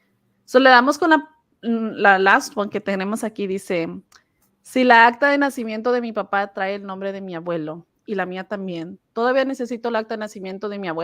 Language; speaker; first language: Spanish; early bilingual, heritage; Spanish